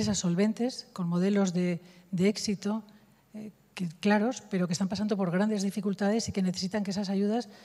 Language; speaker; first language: Spanish; native; Spanish